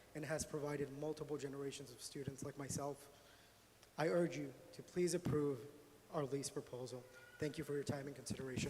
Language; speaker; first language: English; native; English